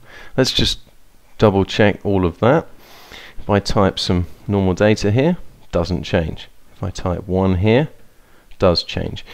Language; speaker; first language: English; native; English